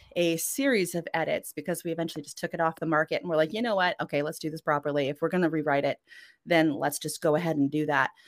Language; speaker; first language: English; non-native, fluent; Norwegian